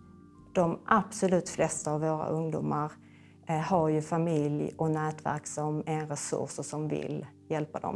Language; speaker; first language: Swedish; native; Swedish